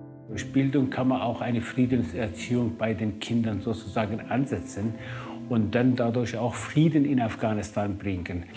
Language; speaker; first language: German; early bilingual, other home language; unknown